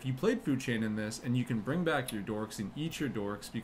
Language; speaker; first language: English; native; English